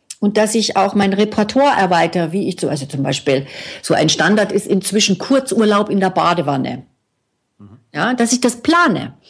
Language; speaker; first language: German; native; German